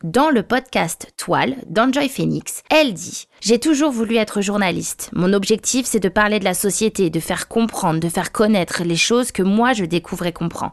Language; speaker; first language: French; native; French